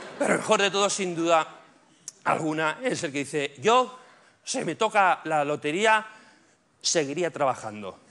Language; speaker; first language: Spanish; native; Spanish